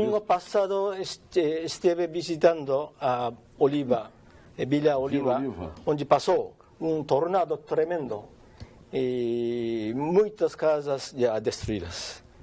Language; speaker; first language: Portuguese; non-native, learner; Japanese